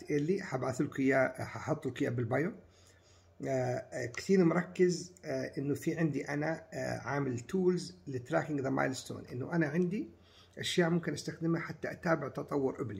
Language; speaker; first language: Arabic; native; Arabic